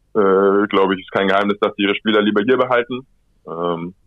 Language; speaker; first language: German; native; German